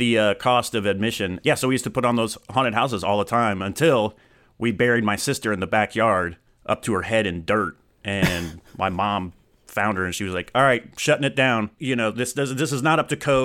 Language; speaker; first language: English; native; English